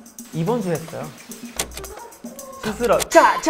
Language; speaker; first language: Korean; non-native, learner; Portuguese